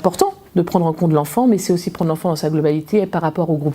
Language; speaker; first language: French; native; French